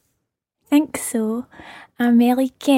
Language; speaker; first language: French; non-native, learner; English